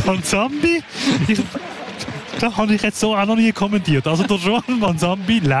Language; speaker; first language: German; native; German